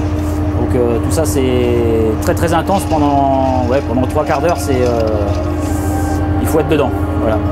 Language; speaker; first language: French; native; French